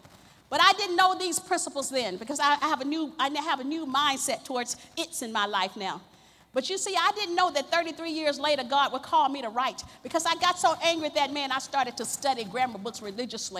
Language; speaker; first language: English; native; English